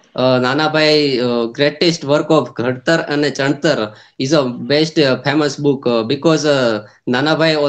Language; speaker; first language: English; non-native, local second language; Gujarati